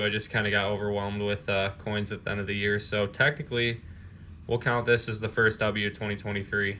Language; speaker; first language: English; native; English